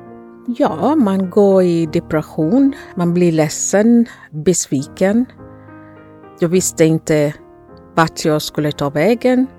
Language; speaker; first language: Swedish; non-native, fluent; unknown